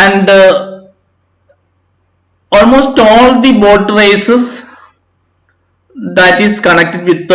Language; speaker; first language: English; non-native, local second language; Malayalam